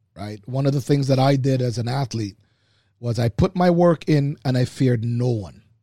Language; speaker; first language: English; native; English